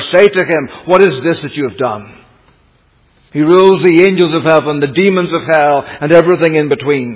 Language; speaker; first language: English; native; English